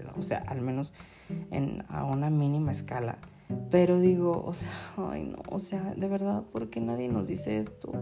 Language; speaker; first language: Spanish; native; Spanish